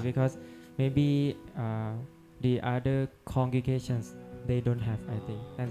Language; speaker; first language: English; non-native, learner; Thai